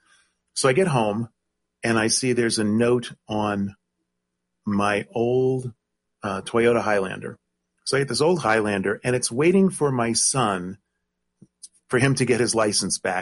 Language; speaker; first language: English; native; English